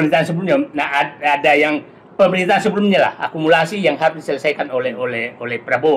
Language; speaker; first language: Indonesian; native; Indonesian